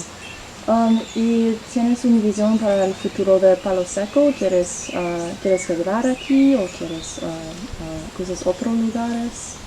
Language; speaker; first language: Spanish; non-native, learner; English